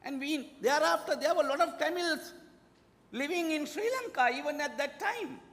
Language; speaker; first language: English; non-native, local second language; Sinhala